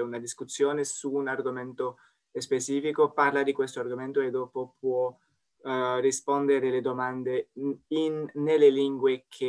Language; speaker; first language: Italian; non-native, fluent; French